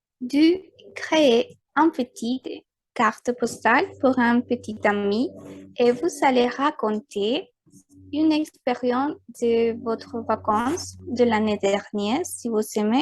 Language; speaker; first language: French; non-native, fluent; Spanish